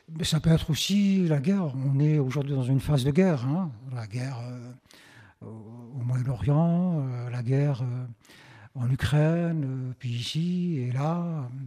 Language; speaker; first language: French; non-native, local second language; Arabic